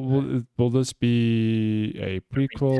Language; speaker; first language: English; native; English